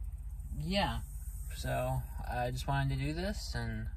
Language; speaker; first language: English; native; English